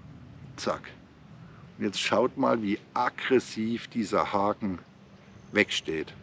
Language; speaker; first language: German; native; German